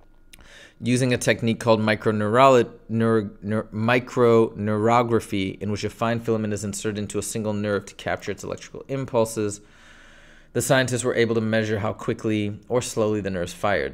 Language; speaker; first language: English; native; English